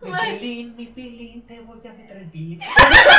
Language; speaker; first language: Spanish; native; Spanish